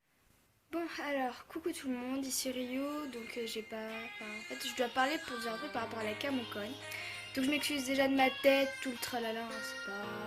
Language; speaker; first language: French; native; French